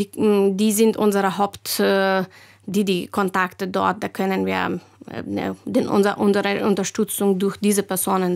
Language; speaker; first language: German; non-native, learner; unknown